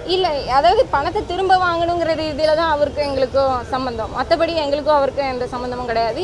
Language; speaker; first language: Tamil; native; Tamil